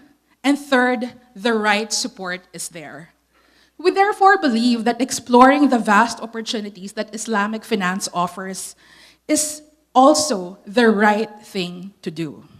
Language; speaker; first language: English; non-native, local second language; Filipino